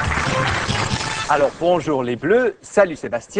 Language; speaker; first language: French; native; French